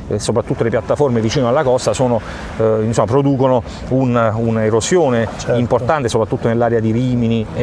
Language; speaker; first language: Italian; native; Italian